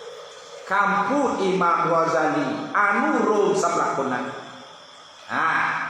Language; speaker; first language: Thai; non-native, local second language; Pattani Malay